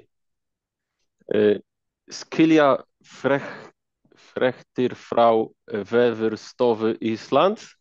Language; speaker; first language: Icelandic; non-native, learner; Polish